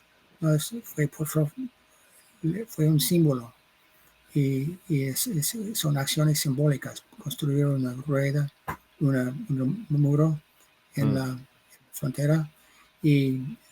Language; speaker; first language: Spanish; non-native, fluent; English